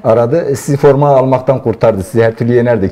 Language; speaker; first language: Turkish; native; Turkish